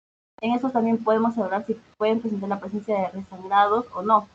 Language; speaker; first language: Spanish; native; Spanish